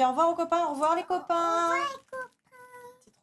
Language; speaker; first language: French; native; French